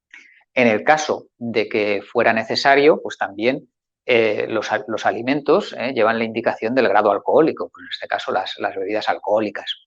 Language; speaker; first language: Spanish; native; Spanish